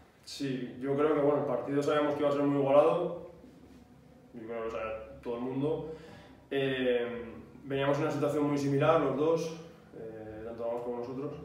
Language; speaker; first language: Spanish; native; Spanish